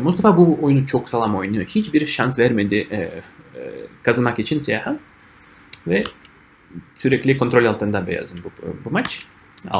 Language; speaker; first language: Turkish; non-native, fluent; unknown